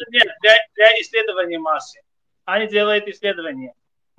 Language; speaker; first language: Russian; non-native, fluent; Armenian